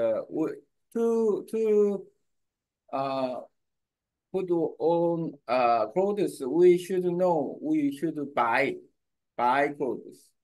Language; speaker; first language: English; non-native, learner; Korean